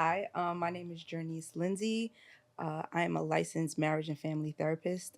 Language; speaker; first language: English; native; English